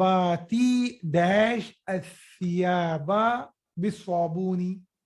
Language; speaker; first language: Arabic; non-native, fluent; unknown